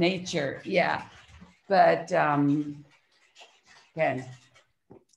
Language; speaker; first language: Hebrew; non-native, learner; English